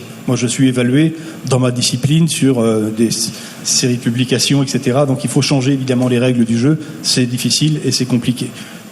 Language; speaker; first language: French; native; French